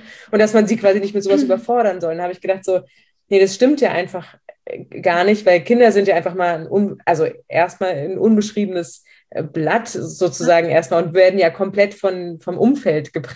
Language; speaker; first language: German; native; German